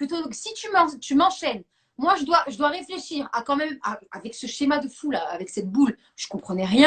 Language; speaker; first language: French; native; French